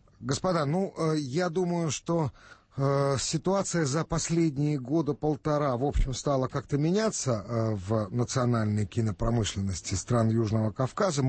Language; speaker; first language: Russian; native; Russian